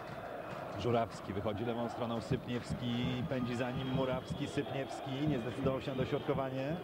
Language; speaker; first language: Polish; native; Polish